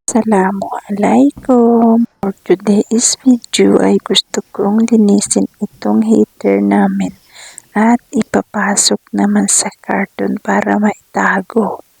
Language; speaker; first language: Filipino; native; Filipino